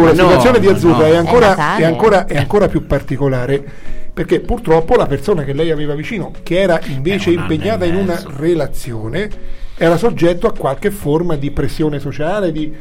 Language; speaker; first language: Italian; native; Italian